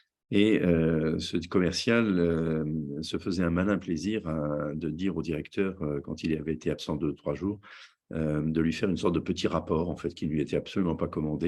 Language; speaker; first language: French; native; French